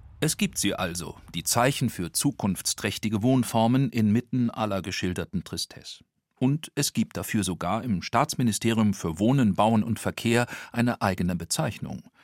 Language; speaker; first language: German; native; German